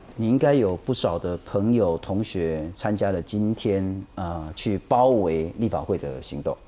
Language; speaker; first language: Chinese; native; Chinese